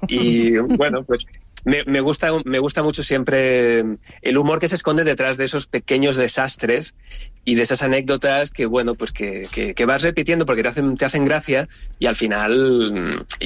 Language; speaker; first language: Spanish; native; Spanish